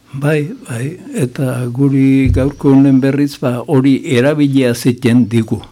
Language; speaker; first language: Basque; native; Basque